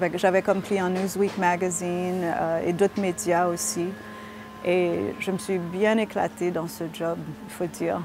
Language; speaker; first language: French; early bilingual, heritage; French